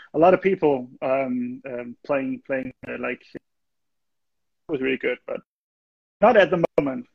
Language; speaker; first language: English; non-native, fluent; German